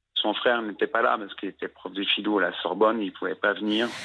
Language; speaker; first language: French; native; French